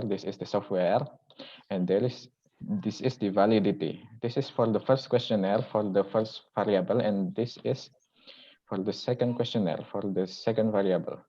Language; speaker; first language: English; non-native, local second language; Indonesian